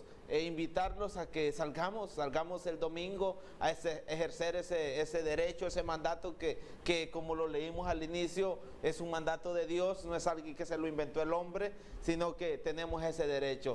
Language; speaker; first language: Spanish; native; Spanish